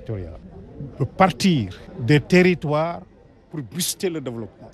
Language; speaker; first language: French; non-native, local second language; Wolof